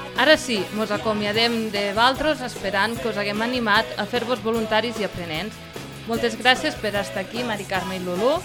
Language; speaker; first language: Catalan; native; Catalan